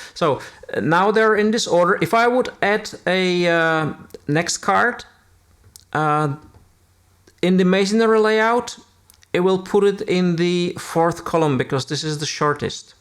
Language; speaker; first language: English; non-native, fluent; Czech